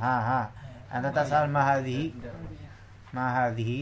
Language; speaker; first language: Arabic; non-native, fluent; Indonesian